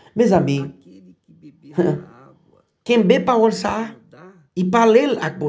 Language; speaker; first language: French; non-native, learner; Portuguese